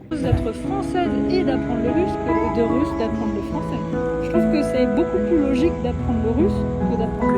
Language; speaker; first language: French; non-native, learner; Russian